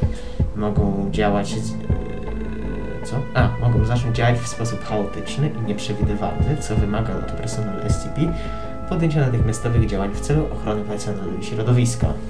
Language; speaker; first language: Polish; native; Polish